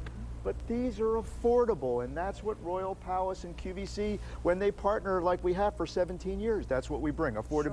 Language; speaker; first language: English; native; English